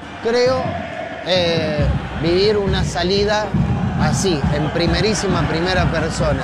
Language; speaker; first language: Spanish; native; Spanish